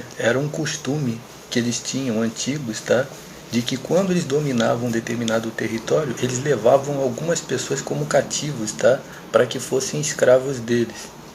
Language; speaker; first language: Portuguese; native; Portuguese